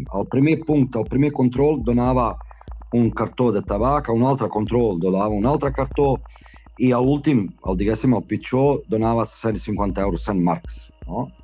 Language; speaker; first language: Catalan; non-native, fluent; Bosnian